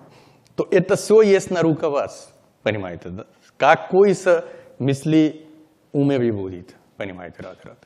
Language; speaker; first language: Russian; non-native, learner; Hindi